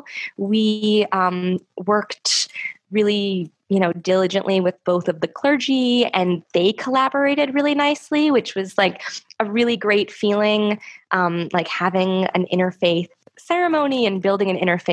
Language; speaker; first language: English; native; English